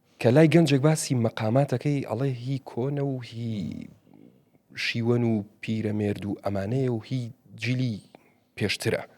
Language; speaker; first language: Central Kurdish; native; Central Kurdish